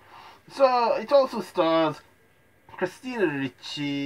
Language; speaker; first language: English; native; English